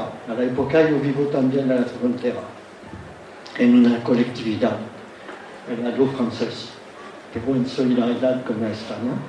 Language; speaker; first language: Spanish; non-native, learner; French